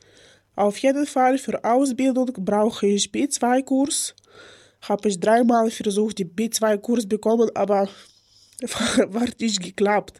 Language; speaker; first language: German; non-native, learner; Ukrainian